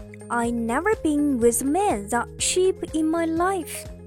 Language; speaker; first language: English; non-native, fluent; Chinese